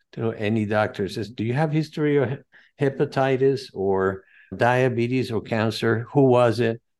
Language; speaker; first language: English; non-native, fluent; Spanish